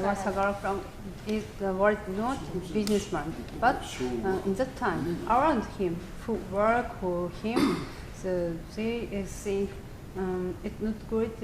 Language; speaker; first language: English; non-native, learner; Japanese